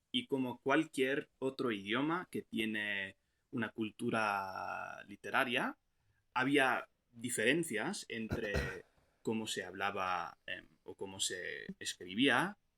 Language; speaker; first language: Spanish; non-native, fluent; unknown